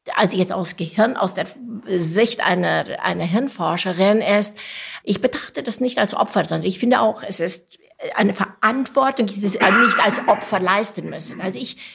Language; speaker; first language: German; non-native, fluent; Romanian